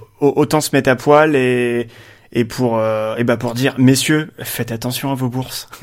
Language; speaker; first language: French; native; French